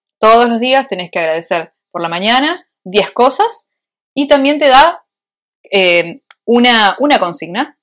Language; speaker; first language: Spanish; native; Spanish